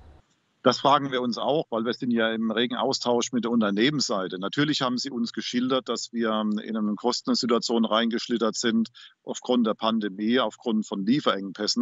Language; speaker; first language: German; native; German